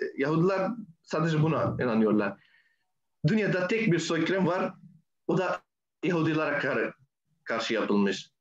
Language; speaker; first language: Turkish; non-native, fluent; Arabic